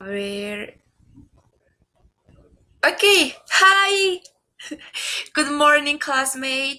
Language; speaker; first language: English; non-native, learner; Spanish